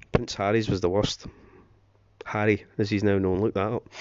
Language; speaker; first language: English; native; English